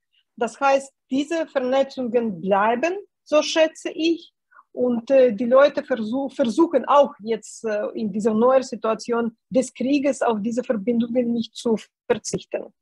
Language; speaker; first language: German; non-native, fluent; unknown